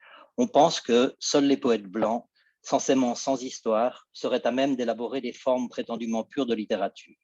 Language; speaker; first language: French; native; French